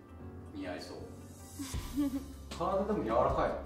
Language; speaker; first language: Japanese; native; Japanese